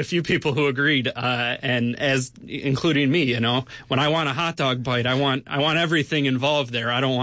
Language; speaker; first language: English; native; English